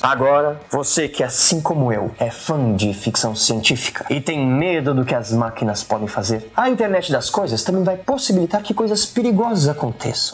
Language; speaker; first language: Portuguese; native; Portuguese